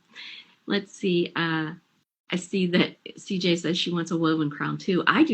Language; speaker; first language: English; native; English